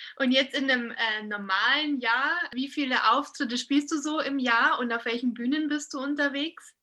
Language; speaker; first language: German; native; German